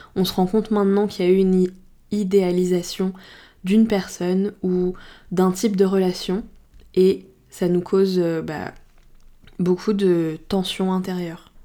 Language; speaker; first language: French; native; French